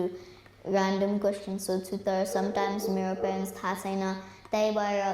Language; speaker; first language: Nepali; early bilingual, heritage; Nepali